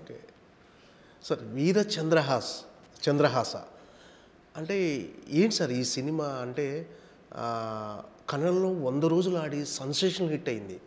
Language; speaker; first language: Telugu; native; Telugu